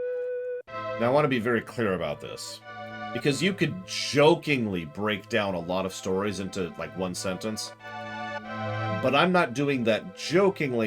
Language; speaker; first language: English; native; English